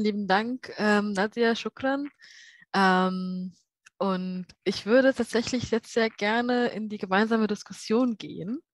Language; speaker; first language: German; native; German